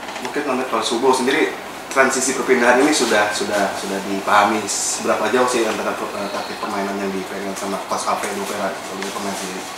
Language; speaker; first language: Indonesian; native; Indonesian